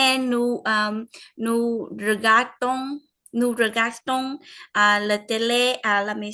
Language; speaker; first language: French; non-native, learner; Vietnamese